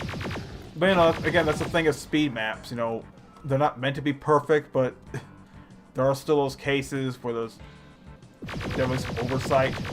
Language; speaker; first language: English; native; English